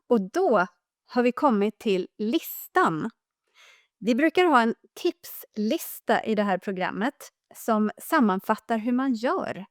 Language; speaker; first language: Swedish; native; Swedish